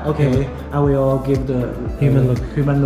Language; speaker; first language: English; non-native, learner; Chinese